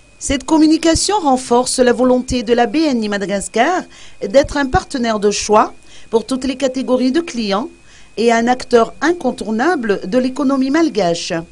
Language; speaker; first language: French; non-native, local second language; Malagasy